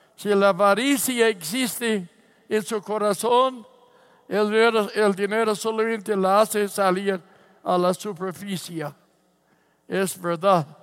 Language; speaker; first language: Spanish; non-native, fluent; English